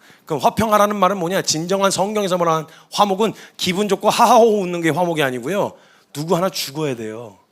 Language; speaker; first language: Korean; native; Korean